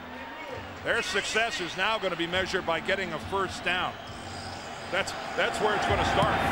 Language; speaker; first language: English; native; English